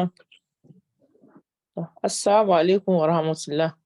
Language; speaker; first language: Arabic; non-native, learner; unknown